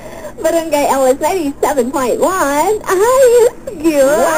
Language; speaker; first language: Filipino; native; Filipino